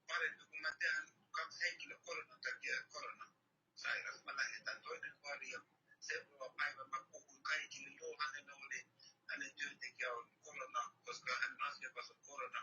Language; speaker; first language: Finnish; non-native, learner; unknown